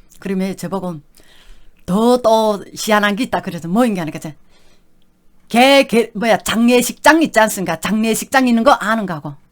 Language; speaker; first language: Korean; native; Korean